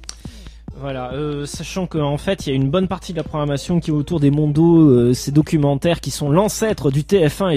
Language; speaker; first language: French; native; French